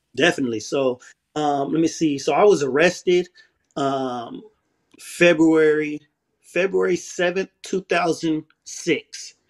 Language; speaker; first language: English; native; English